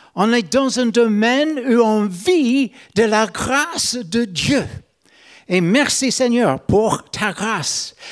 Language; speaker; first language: French; non-native, fluent; English